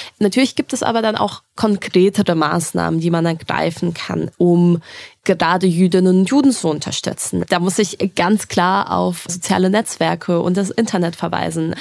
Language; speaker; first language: German; early bilingual, other home language; Russian